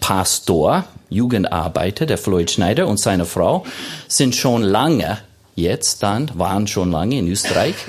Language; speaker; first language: German; non-native, fluent; English